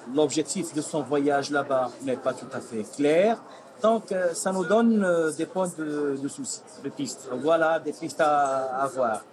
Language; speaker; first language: French; non-native, local second language; Arabic